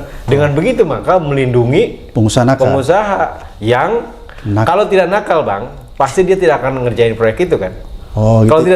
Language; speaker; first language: Indonesian; native; Indonesian